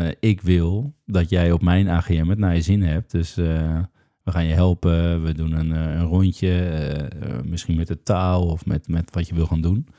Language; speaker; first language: Dutch; native; Dutch